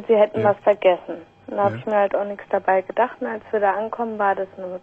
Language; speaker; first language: German; native; German